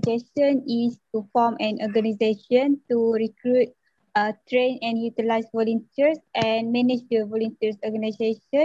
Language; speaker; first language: English; non-native, local second language; Malay